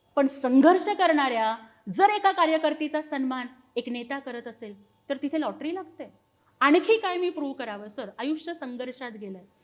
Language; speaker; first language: Marathi; non-native, local second language; Telugu